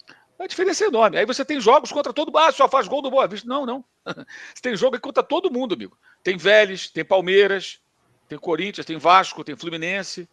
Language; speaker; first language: Portuguese; native; Portuguese